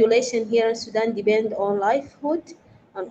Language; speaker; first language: English; non-native, fluent; Arabic